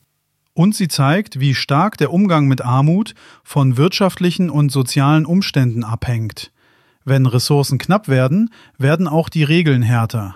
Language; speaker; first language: German; native; German